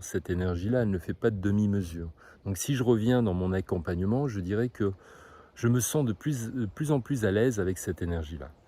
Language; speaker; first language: French; native; French